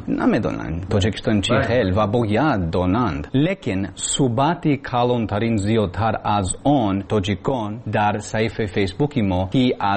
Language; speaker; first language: Persian; non-native, learner; English